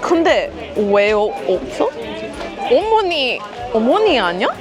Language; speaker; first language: Korean; non-native, learner; English